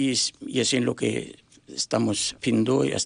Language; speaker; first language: Catalan; non-native, learner; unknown